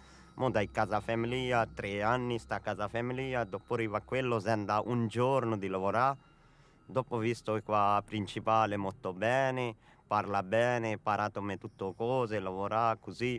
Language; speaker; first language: Italian; non-native, learner; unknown